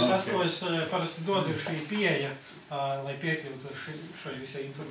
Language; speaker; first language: Latvian; native; Latvian